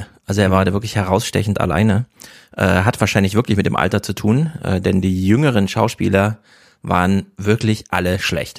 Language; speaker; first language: German; native; German